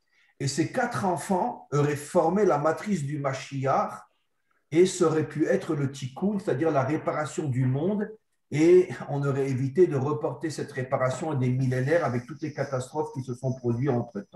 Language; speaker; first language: French; native; French